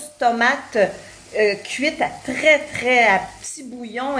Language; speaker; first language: French; native; French